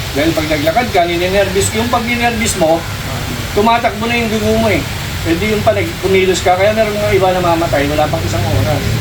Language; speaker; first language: Filipino; native; Filipino